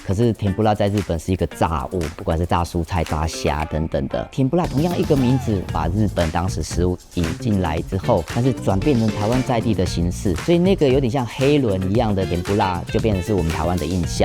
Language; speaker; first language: Chinese; native; Chinese